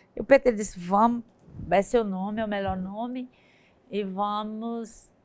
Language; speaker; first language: Portuguese; native; Portuguese